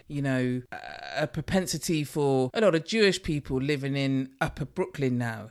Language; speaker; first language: English; native; English